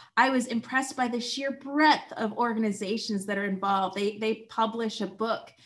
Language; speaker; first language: English; native; English